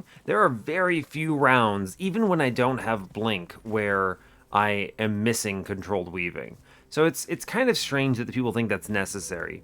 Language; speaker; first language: English; native; English